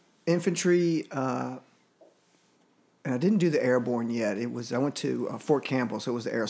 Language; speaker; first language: English; native; English